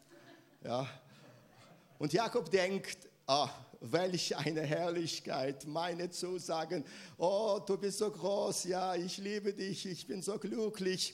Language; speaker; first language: German; non-native, fluent; Russian